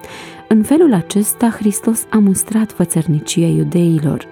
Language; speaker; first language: Romanian; native; Romanian